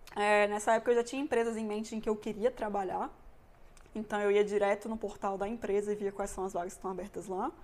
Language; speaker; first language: Portuguese; native; Portuguese